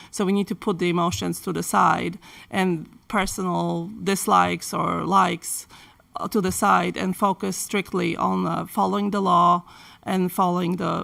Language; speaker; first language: English; non-native, fluent; Polish